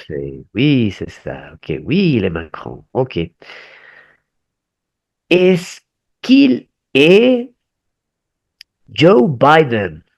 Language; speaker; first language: French; non-native, fluent; Spanish